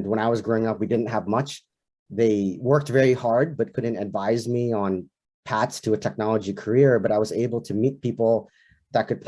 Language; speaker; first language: English; native; English